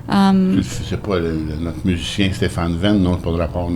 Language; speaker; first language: French; native; French